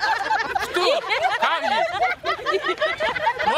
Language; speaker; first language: Russian; non-native, local second language; Uzbek